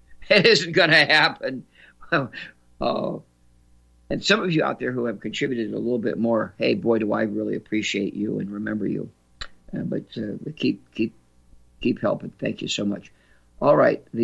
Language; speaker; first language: English; native; English